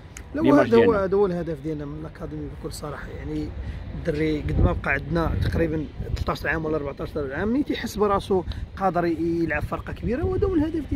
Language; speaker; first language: Arabic; native; Arabic